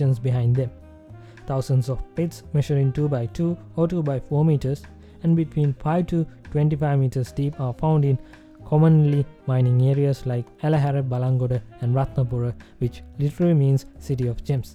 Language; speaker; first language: English; non-native, local second language; Sinhala